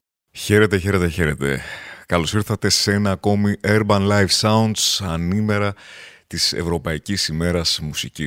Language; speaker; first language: Greek; native; Greek